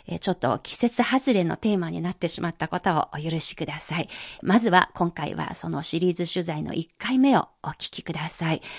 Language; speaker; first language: Japanese; non-native, fluent; Chinese